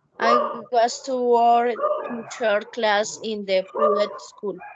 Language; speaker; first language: English; non-native, learner; Spanish